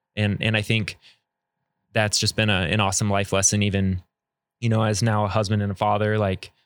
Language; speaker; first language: English; native; English